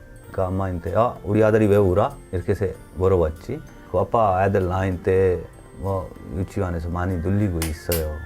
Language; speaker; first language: Korean; non-native, learner; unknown